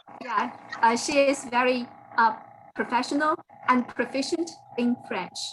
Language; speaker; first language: English; non-native, fluent; Chinese